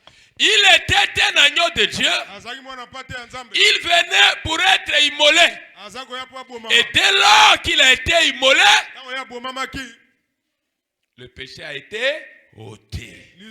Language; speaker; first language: French; non-native, local second language; Lingala